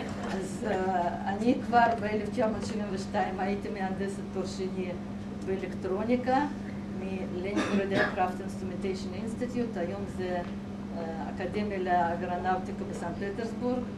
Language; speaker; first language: Hebrew; non-native, fluent; Russian